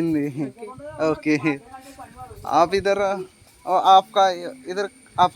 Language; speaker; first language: Hindi; non-native, local second language; Odia